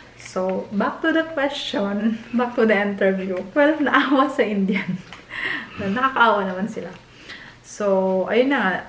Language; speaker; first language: Filipino; native; Filipino